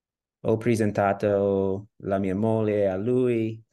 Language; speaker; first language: Italian; non-native, learner; English